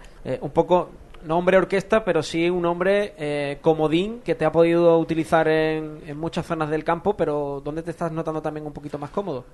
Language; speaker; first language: Spanish; native; Spanish